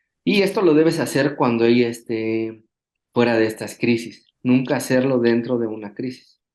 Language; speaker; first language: Spanish; native; Spanish